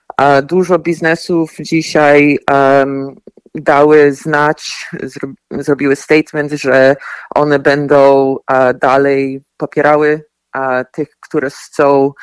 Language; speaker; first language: Polish; early bilingual, heritage; Polish